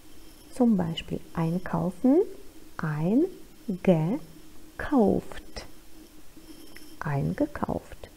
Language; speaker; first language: German; non-native, fluent; Polish